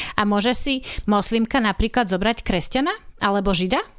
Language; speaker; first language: Slovak; native; Slovak